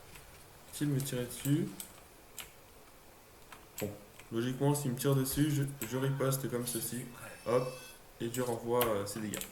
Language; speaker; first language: French; native; French